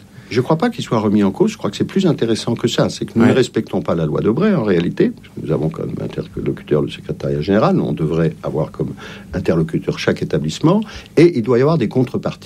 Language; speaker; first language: French; native; French